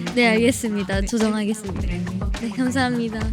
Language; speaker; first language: Korean; native; Korean